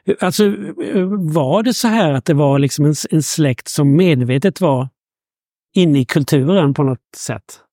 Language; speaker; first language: Swedish; native; Swedish